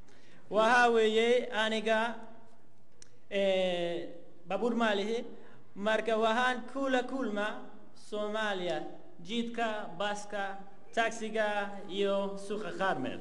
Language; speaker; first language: Somali; non-native, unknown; Spanish